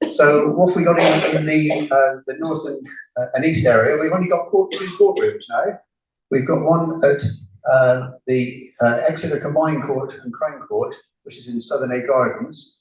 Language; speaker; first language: English; native; English